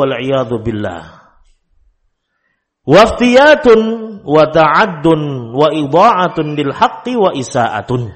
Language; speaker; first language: Arabic; non-native, fluent; Indonesian